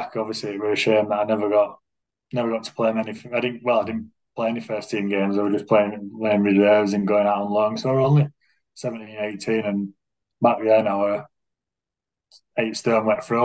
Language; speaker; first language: English; native; English